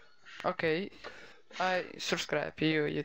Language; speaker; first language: English; non-native, learner; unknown